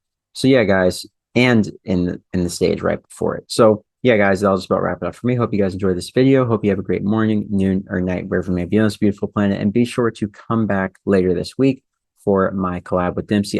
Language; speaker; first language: English; native; English